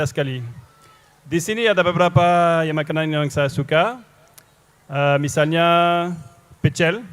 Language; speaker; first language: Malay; non-native, fluent; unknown